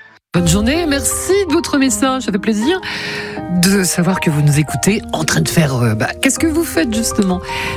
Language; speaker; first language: French; native; French